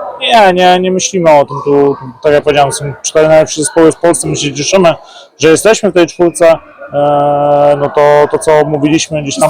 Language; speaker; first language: Polish; native; Polish